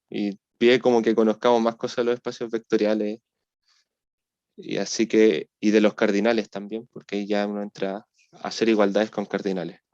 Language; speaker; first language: Spanish; native; Spanish